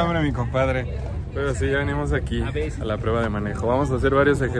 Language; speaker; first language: Spanish; native; Spanish